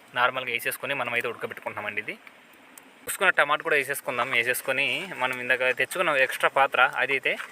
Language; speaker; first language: Telugu; non-native, local second language; Odia